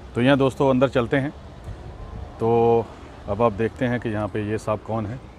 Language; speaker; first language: Urdu; non-native, local second language; Punjabi